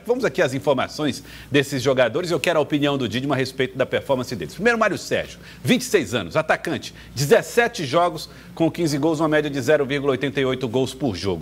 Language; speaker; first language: Portuguese; native; Portuguese